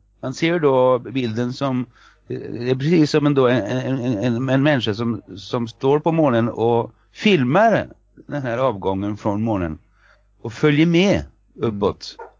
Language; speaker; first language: Swedish; non-native, fluent; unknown